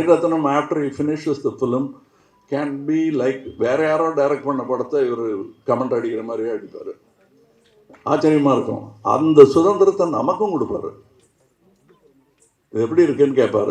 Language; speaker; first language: Tamil; native; Tamil